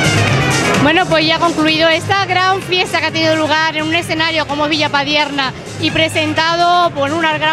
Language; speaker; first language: Spanish; native; Spanish